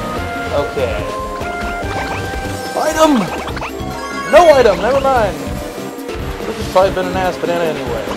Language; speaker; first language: English; native; English